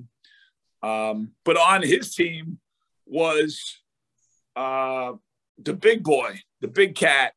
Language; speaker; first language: English; native; English